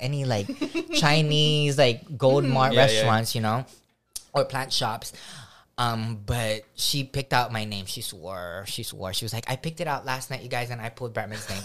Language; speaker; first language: English; early bilingual, other home language; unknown